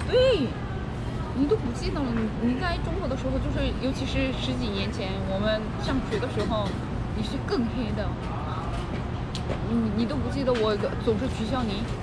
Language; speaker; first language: Chinese; non-native, fluent; Korean